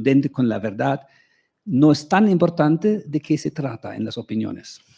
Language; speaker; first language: Spanish; non-native, fluent; German